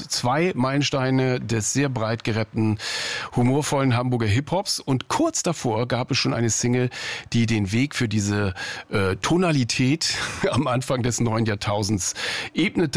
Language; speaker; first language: German; native; German